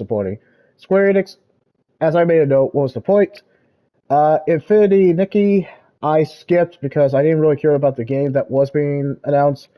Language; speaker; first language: English; native; English